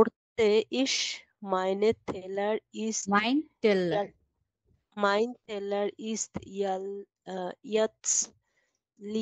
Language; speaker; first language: German; non-native, learner; Bangla